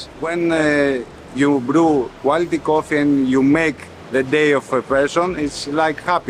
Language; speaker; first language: English; non-native, fluent; Greek